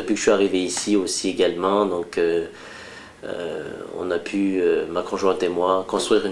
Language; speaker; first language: French; non-native, local second language; Malagasy